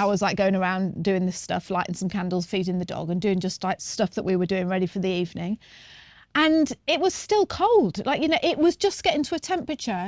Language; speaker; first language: English; native; English